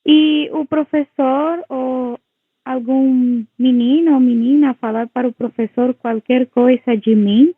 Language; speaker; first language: Portuguese; non-native, local second language; Spanish